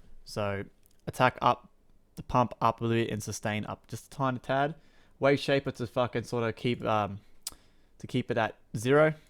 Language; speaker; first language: English; native; English